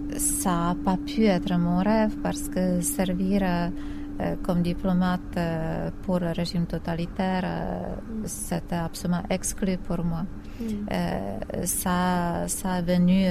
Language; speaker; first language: French; non-native, fluent; Czech